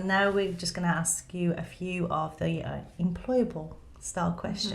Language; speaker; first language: English; native; English